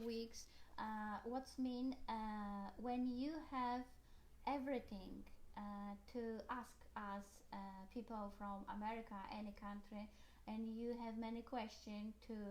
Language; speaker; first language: English; non-native, learner; Polish